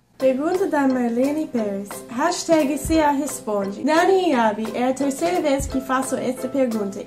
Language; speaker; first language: Portuguese; non-native, fluent; English